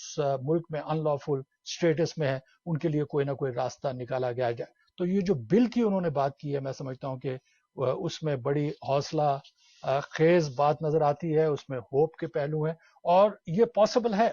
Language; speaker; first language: Urdu; native; Urdu